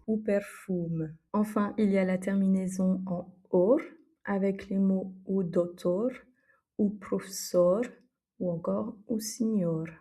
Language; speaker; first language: French; native; French